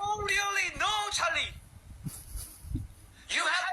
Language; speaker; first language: English; non-native, learner; Thai